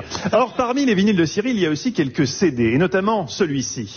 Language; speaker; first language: French; native; French